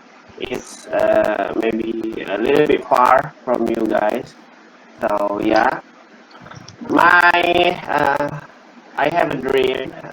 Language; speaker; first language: English; non-native, learner; Indonesian